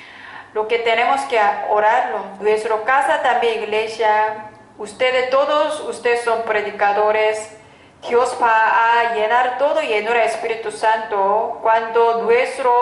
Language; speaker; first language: Spanish; non-native, fluent; Korean